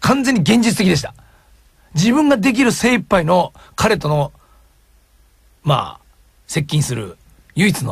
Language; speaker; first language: Japanese; native; Japanese